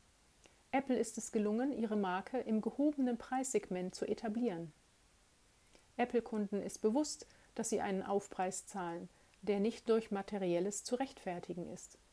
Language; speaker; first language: German; native; German